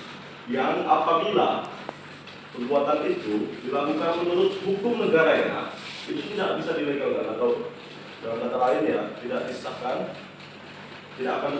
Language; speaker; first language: Indonesian; native; Indonesian